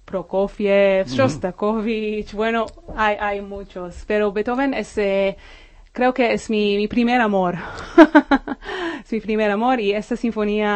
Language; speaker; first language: Spanish; non-native, fluent; Hebrew